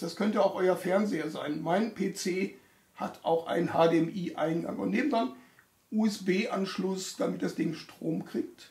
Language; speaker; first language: German; native; German